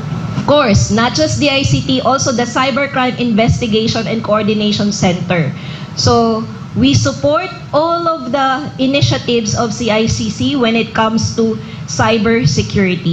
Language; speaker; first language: English; non-native, local second language; Filipino